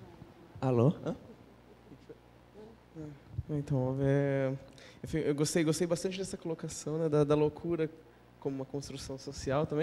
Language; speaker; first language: Portuguese; native; Portuguese